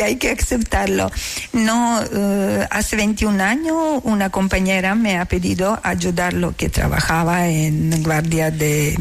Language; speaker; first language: Spanish; non-native, learner; Croatian